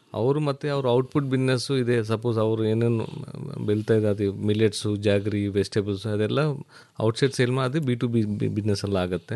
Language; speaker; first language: Kannada; non-native, learner; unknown